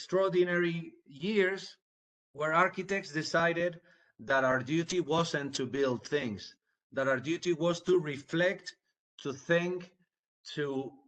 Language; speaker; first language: English; non-native, fluent; Spanish